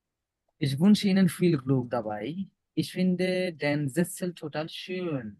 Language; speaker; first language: German; non-native, fluent; Bangla